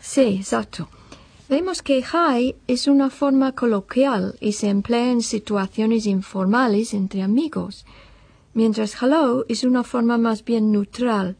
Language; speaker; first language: Spanish; non-native, fluent; English